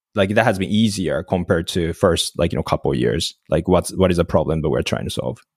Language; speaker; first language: English; non-native, fluent; Japanese